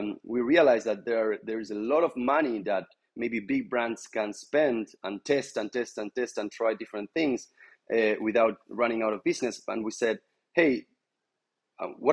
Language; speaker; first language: English; non-native, fluent; Spanish